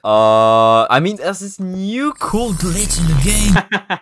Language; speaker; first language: English; non-native, fluent; French